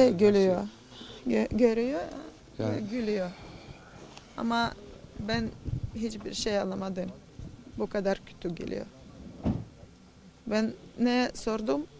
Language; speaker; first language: Turkish; non-native, learner; Russian